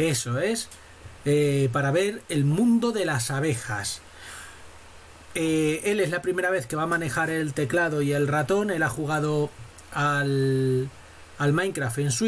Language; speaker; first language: Spanish; native; Spanish